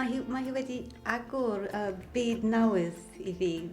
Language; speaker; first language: Welsh; non-native, learner; English